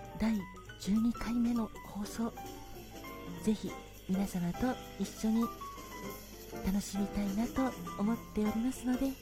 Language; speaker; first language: Japanese; native; Japanese